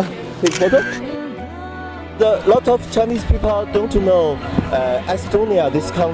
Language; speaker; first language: English; non-native, learner; Chinese